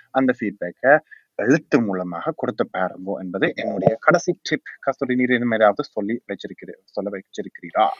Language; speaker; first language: Tamil; early bilingual, heritage; Tamil